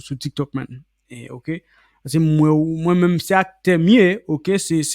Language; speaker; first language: Haitian Creole; native; Haitian Creole